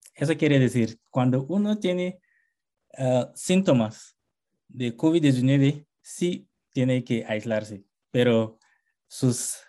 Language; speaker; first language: Spanish; non-native, fluent; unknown